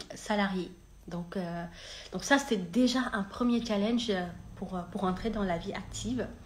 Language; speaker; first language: French; non-native, local second language; Wolof